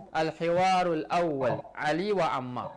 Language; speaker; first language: Arabic; non-native, fluent; Indonesian